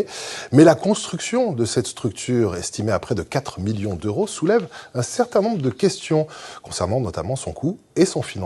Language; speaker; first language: French; native; French